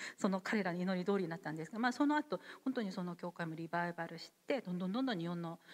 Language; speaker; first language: Japanese; non-native, fluent; Korean